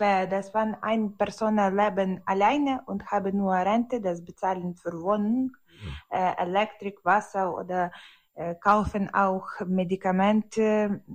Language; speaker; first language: German; non-native, learner; Ukrainian